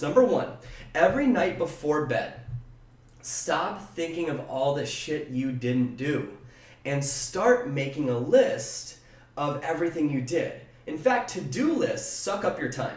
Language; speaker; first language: English; native; English